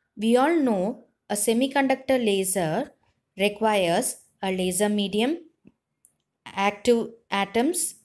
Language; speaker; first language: English; non-native, local second language; Tamil